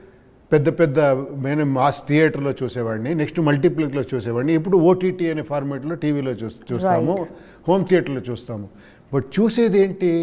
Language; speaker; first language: Telugu; non-native, local second language; Kannada